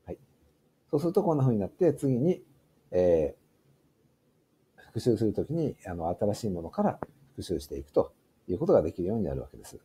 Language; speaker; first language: Japanese; native; Japanese